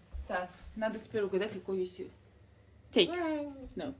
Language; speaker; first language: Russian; native; Russian